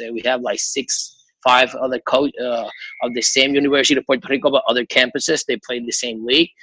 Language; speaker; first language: English; non-native, fluent; Spanish